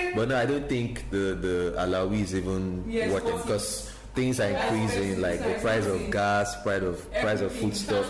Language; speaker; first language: English; non-native, local second language; Igbo